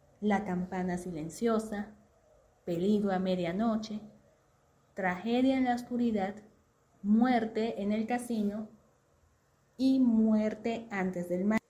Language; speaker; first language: Spanish; native; Spanish